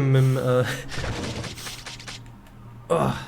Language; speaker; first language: German; native; German